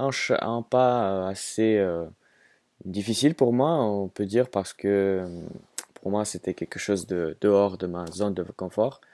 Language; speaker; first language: French; non-native, fluent; Russian